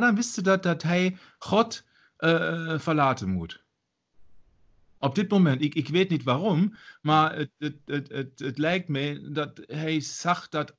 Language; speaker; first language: Dutch; non-native, learner; German